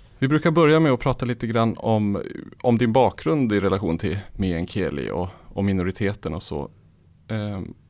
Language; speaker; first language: Swedish; native; Swedish